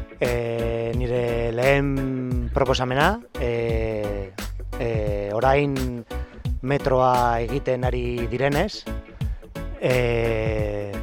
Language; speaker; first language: Basque; non-native, learner; Spanish